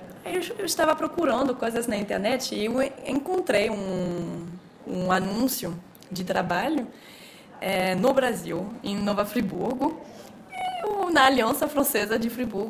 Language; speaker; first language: Portuguese; non-native, fluent; French